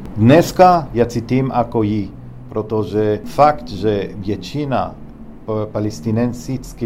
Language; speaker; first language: Czech; non-native, learner; Hebrew